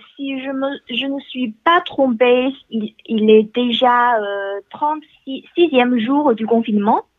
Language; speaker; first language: French; non-native, learner; Chinese